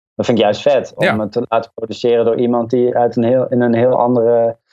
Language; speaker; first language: Dutch; native; Dutch